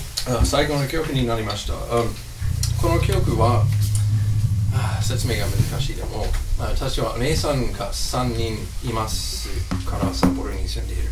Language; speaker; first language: Japanese; non-native, fluent; English